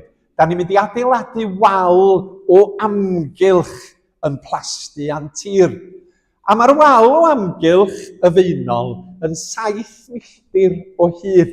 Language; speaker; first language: Welsh; native; Welsh